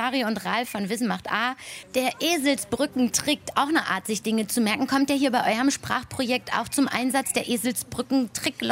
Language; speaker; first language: German; native; German